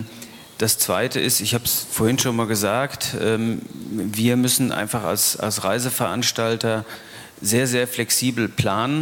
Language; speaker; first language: German; native; German